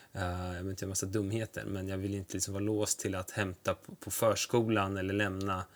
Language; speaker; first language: Swedish; native; Swedish